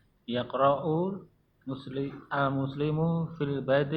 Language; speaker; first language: Arabic; non-native, learner; Indonesian